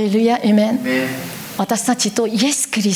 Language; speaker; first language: Japanese; non-native, learner; Korean